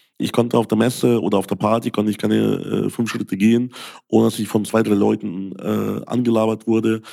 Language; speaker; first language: German; early bilingual, other home language; Russian